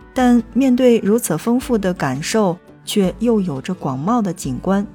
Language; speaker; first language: Chinese; native; Chinese